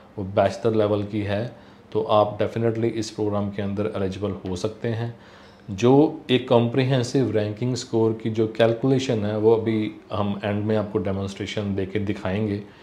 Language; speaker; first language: Hindi; non-native, local second language; Punjabi